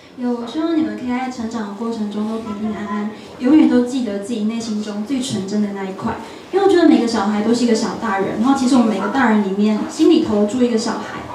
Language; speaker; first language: Chinese; native; Chinese